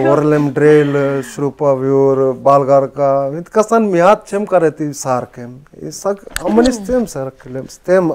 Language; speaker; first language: Armenian; non-native, learner; Hindi